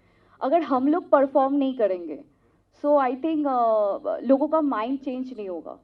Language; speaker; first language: Hindi; non-native, local second language; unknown